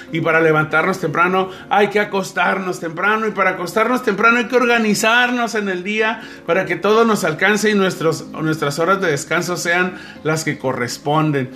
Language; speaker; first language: Spanish; native; Spanish